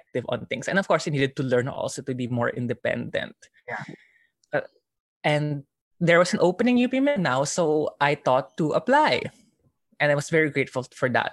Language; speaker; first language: English; non-native, local second language; Filipino